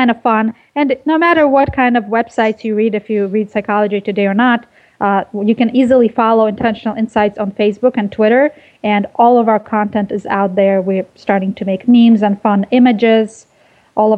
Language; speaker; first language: English; early bilingual, other home language; Russian